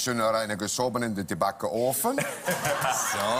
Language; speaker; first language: German; native; German